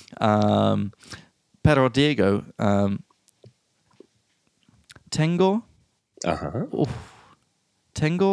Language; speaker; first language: Spanish; non-native, learner; English